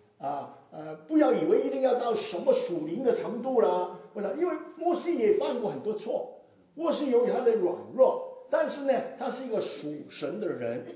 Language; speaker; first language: Chinese; non-native, local second language; Cantonese